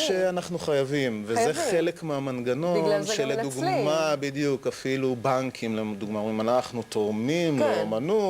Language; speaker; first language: Hebrew; native; Hebrew